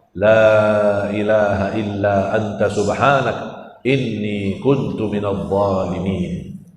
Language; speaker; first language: Malay; non-native, fluent; Arabic